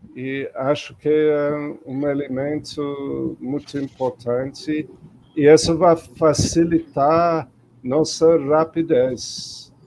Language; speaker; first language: Portuguese; non-native, fluent; English